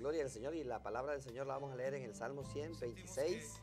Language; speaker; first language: Spanish; native; Spanish